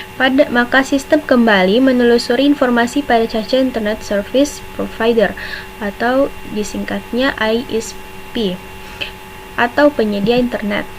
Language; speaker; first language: Indonesian; native; Indonesian